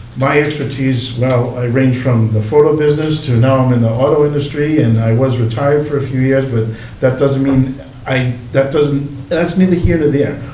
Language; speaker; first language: English; native; English